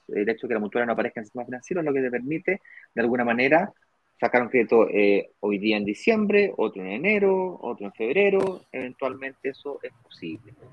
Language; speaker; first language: Spanish; native; Spanish